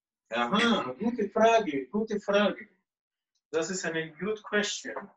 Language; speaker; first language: German; non-native, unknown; Spanish